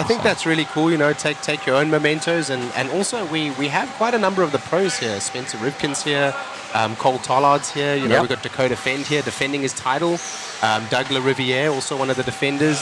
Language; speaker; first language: English; native; English